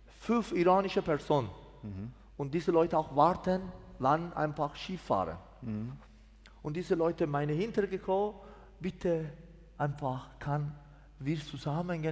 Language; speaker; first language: German; non-native, learner; Persian